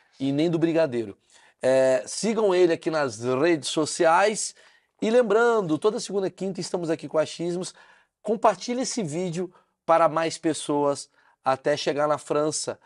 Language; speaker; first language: Portuguese; native; Portuguese